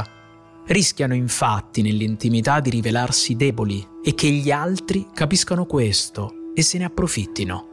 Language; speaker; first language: Italian; native; Italian